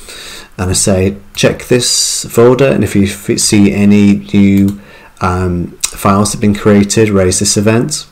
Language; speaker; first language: English; native; English